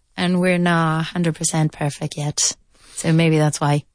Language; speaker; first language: English; non-native, fluent; Spanish